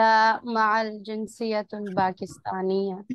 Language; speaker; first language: Arabic; non-native, learner; Urdu